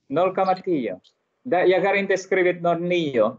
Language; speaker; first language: Swedish; non-native, fluent; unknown